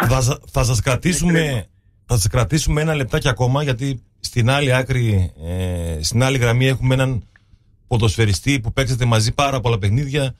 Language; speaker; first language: Greek; native; Greek